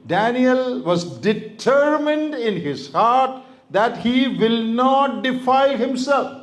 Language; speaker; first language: English; non-native, local second language; Malayalam